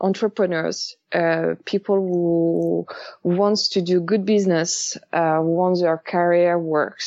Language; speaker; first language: English; non-native, learner; French